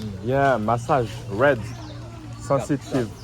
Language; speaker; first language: English; non-native, learner; French